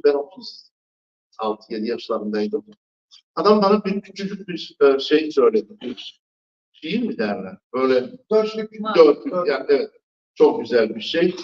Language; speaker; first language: Turkish; non-native, fluent; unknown